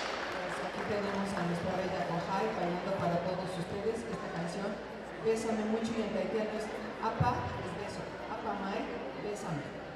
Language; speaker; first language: Spanish; native; Spanish